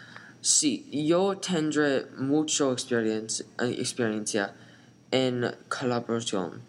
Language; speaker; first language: Spanish; non-native, learner; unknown